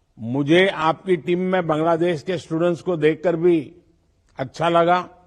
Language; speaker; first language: Hindi; non-native, local second language; Gujarati